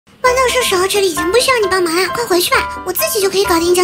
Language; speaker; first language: Chinese; native; Chinese